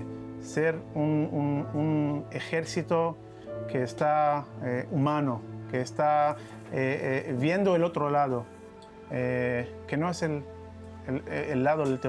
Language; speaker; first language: Spanish; non-native, learner; Hebrew